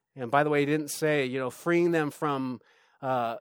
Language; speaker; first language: English; native; English